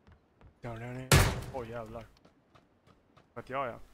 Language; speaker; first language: Swedish; native; Swedish